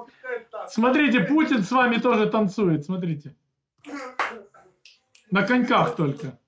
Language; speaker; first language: Russian; native; Russian